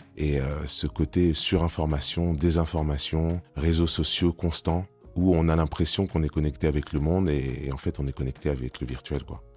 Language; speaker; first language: French; native; French